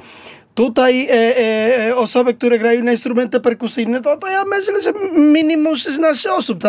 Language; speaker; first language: Polish; non-native, learner; Spanish